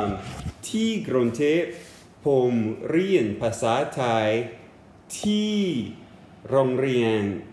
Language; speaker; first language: Thai; non-native, learner; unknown